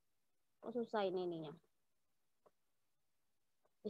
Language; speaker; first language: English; non-native, learner; Indonesian